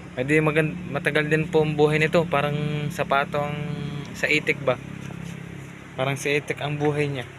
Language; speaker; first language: Filipino; non-native, local second language; Bikol